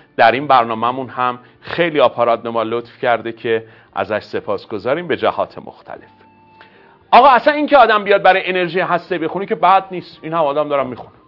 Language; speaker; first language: Persian; non-native, local second language; Azerbaijani